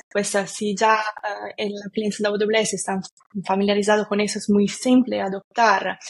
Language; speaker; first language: Spanish; non-native, fluent; Italian